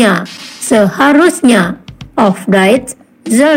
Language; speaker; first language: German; non-native, fluent; Indonesian